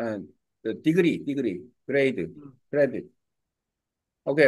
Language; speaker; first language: English; non-native, learner; Korean